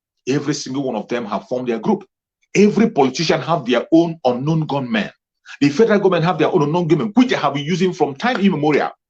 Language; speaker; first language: English; non-native, local second language; Igbo